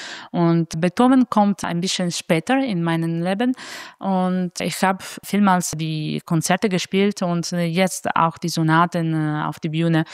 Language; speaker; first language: German; non-native, fluent; Italian